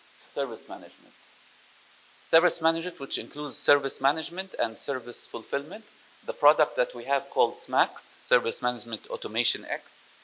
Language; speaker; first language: English; non-native, fluent; Arabic